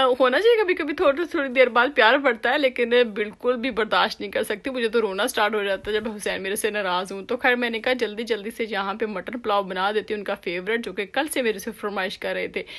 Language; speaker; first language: Urdu; native; Urdu